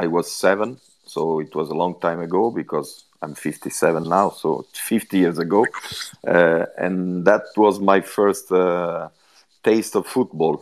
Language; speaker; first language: English; non-native, fluent; Italian